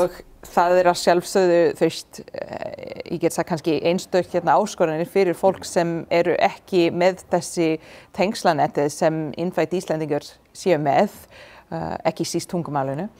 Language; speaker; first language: Icelandic; non-native, fluent; English